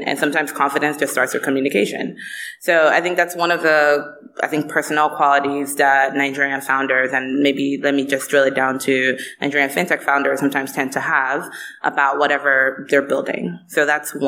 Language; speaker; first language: English; non-native, local second language; Igbo